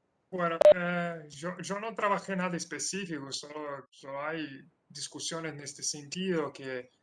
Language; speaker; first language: Spanish; non-native, fluent; Portuguese